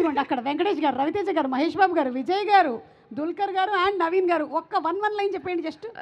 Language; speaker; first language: Telugu; native; Telugu